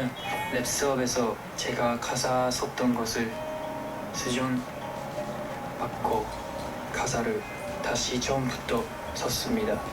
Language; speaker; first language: Korean; non-native, fluent; Japanese